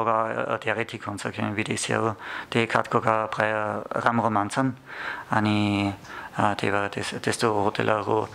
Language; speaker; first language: Nepali; non-native, learner; German